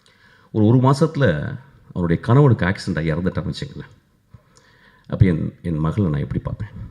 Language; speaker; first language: Tamil; native; Tamil